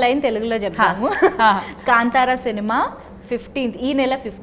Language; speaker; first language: Telugu; native; Telugu